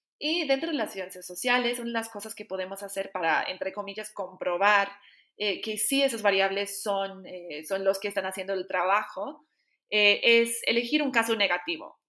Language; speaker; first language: Spanish; non-native, fluent; English